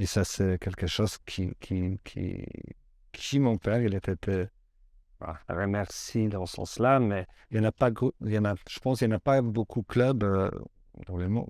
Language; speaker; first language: French; non-native, learner; Polish